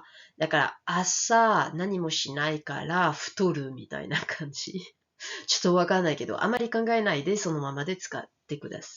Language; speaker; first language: Japanese; non-native, fluent; French